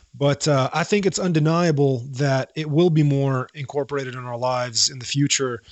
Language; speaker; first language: English; non-native, fluent; Arabic